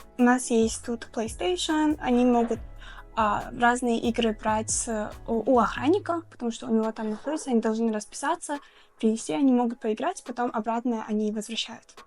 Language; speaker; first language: Russian; non-native, local second language; Tajik